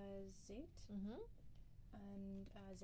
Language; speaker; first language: German; non-native, learner; English